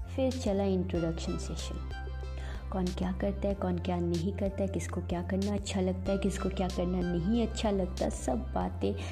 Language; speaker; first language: Hindi; non-native, local second language; Assamese